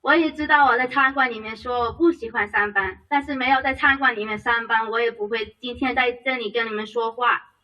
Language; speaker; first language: Chinese; early bilingual, heritage; Chinese